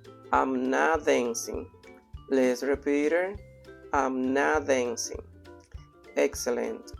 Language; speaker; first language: English; non-native, fluent; Spanish